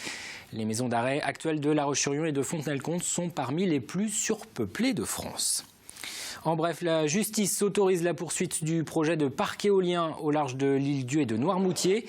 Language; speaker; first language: French; native; French